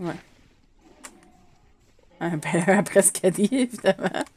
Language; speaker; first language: French; native; French